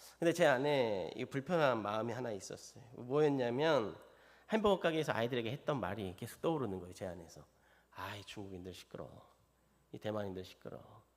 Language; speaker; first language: Korean; native; Korean